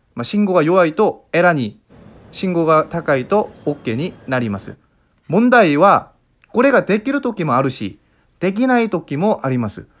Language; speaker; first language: Japanese; non-native, fluent; Korean